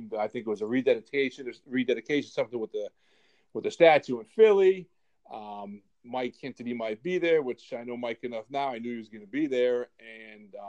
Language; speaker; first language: English; native; English